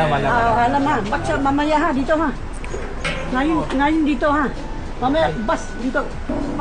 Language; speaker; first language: Filipino; non-native, learner; Chinese